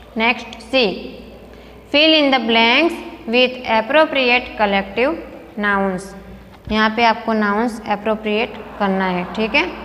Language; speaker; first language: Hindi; non-native, local second language; Gujarati